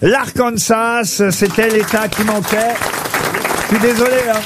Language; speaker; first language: French; native; French